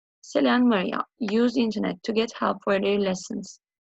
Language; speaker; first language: English; non-native, fluent; Turkish